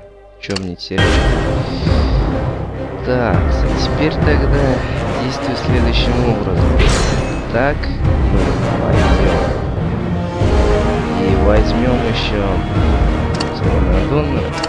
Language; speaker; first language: Russian; native; Russian